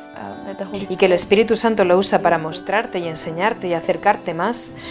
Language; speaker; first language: Spanish; non-native, fluent; German